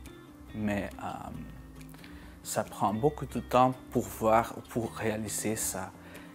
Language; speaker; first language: French; non-native, local second language; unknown